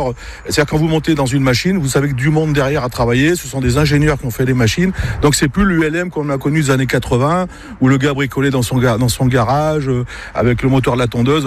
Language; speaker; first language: French; native; French